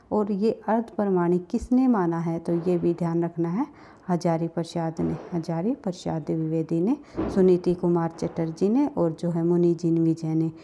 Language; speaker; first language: Hindi; native; Hindi